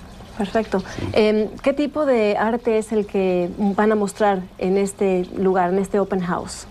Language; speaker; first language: Spanish; native; Spanish